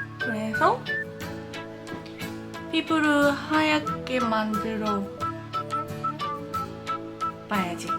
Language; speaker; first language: Korean; non-native, learner; Japanese